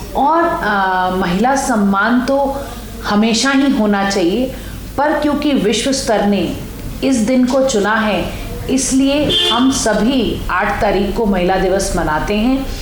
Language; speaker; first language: Hindi; native; Hindi